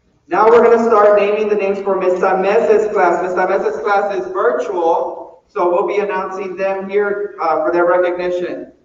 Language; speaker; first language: English; early bilingual, other home language; Spanish